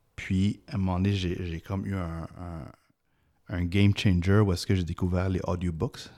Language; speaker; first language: French; early bilingual, other home language; Arabic